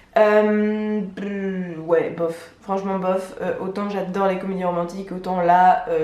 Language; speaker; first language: French; native; French